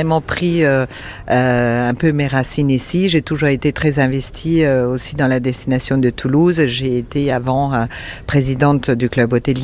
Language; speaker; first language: French; non-native, fluent; German